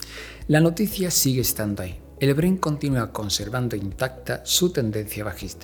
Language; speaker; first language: Spanish; native; Spanish